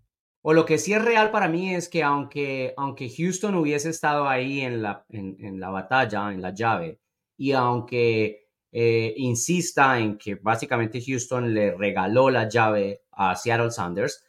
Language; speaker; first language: Spanish; native; Spanish